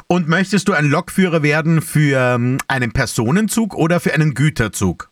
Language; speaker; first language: German; native; German